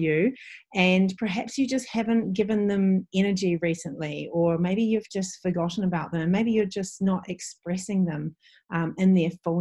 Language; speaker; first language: English; native; English